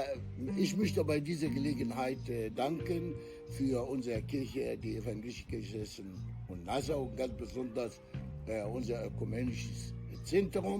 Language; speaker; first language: German; non-native, fluent; Arabic